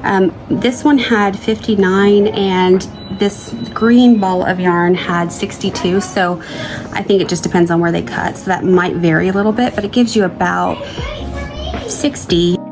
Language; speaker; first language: English; native; English